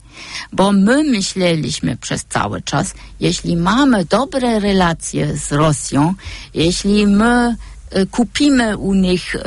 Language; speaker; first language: Polish; non-native, fluent; German